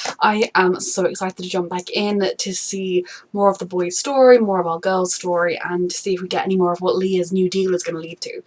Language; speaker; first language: English; native; English